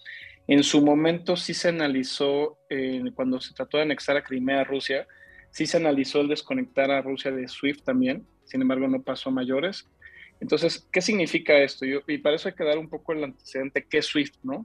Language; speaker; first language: Spanish; native; Spanish